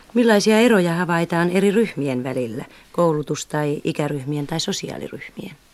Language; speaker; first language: Finnish; native; Finnish